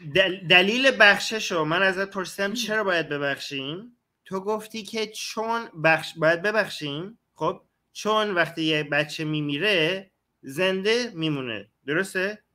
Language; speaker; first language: Persian; native; Persian